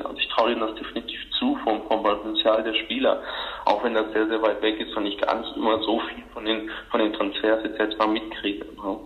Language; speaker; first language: German; native; German